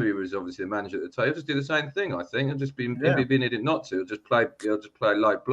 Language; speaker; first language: English; native; English